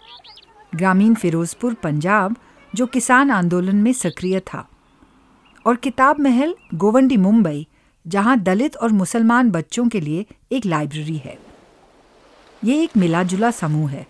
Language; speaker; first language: Hindi; native; Hindi